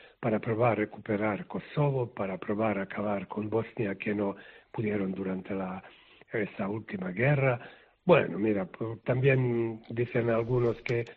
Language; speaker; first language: Spanish; non-native, fluent; Serbian